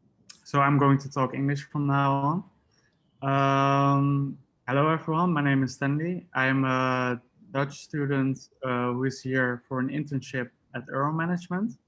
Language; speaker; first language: English; non-native, fluent; Dutch